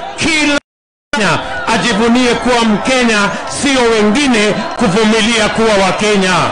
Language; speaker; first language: Swahili; non-native, local second language; Kalenjin